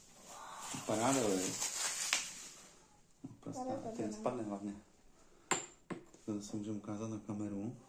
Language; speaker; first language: Czech; native; Czech